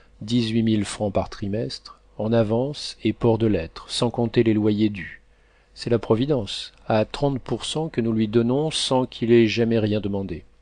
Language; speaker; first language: French; native; French